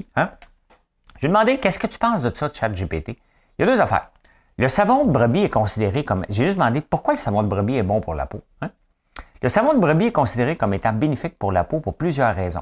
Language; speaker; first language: French; native; French